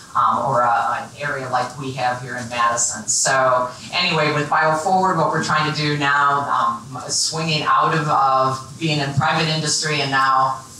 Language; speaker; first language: English; native; English